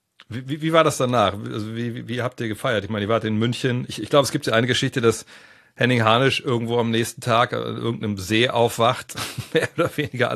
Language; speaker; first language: German; native; German